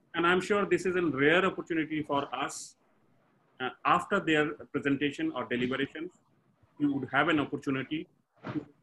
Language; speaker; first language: English; non-native, local second language; Bangla